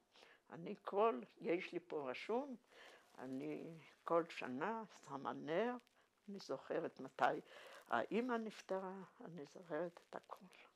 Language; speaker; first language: Hebrew; non-native, fluent; Yiddish